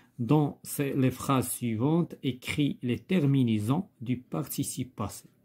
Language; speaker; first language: French; non-native, local second language; Arabic